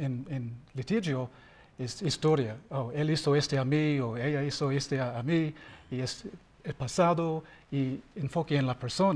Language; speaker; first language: Spanish; non-native, learner; English